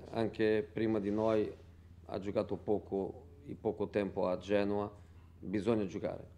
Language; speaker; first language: Italian; non-native, fluent; Portuguese